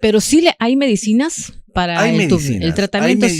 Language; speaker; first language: Spanish; native; Spanish